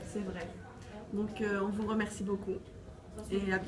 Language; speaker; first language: French; native; French